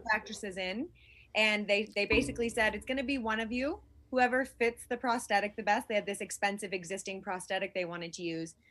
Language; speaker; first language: English; native; English